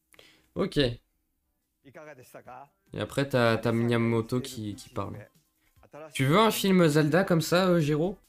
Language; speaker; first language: French; native; French